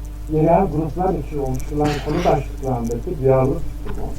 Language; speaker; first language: Turkish; native; Turkish